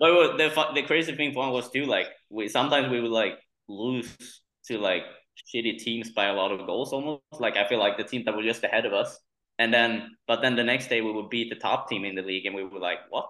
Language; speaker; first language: English; non-native, fluent; Swedish